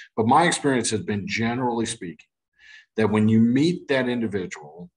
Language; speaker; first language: English; native; English